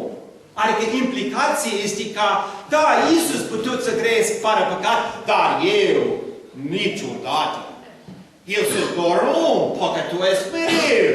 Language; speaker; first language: Romanian; non-native, learner; English